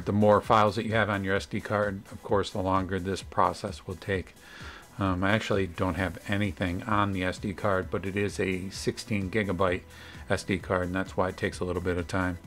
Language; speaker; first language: English; native; English